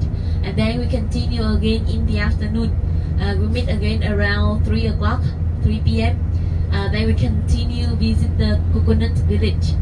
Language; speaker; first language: English; non-native, learner; Vietnamese